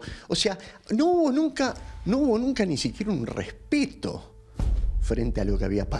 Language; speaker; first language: Spanish; native; Spanish